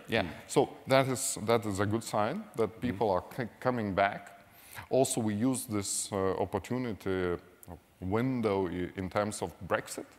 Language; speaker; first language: English; non-native, fluent; Lithuanian